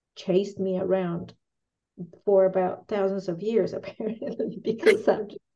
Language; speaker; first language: English; non-native, fluent; Spanish